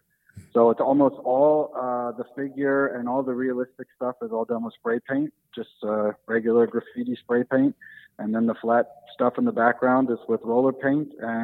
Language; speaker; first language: English; native; English